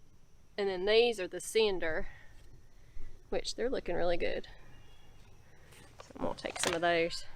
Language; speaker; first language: English; native; English